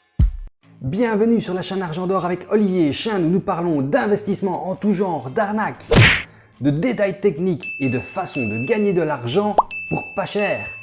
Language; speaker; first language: French; native; French